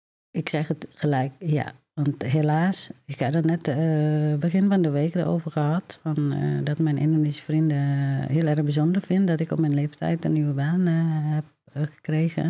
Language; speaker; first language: Dutch; non-native, fluent; Indonesian